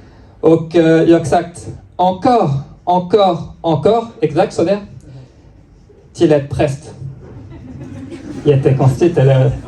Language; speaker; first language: Swedish; non-native, learner; French